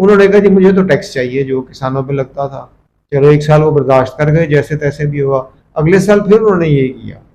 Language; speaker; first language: Urdu; non-native, local second language; Punjabi